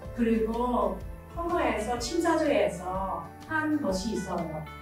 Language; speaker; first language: Korean; non-native, learner; Chinese